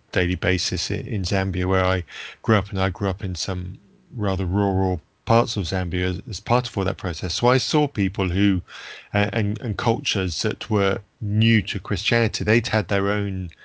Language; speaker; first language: English; native; English